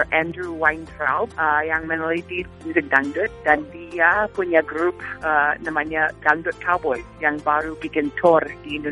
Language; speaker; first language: Indonesian; non-native, fluent; English